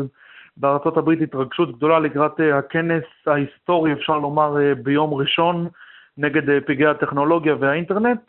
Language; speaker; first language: Hebrew; native; Hebrew